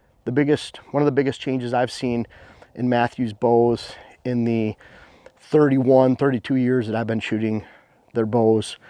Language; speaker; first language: English; native; English